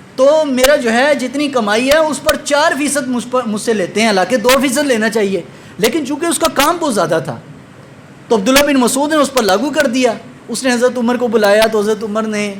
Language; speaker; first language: Urdu; non-native, local second language; Punjabi